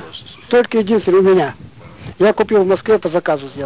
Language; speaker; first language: Russian; non-native, local second language; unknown